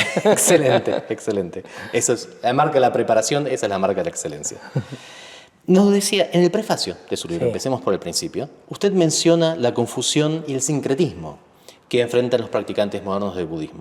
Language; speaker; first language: Spanish; native; Spanish